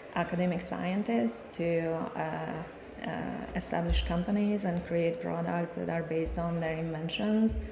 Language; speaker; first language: English; non-native, fluent; Hungarian